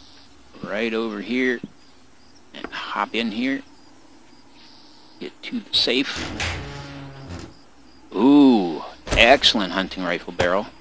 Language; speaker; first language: English; native; English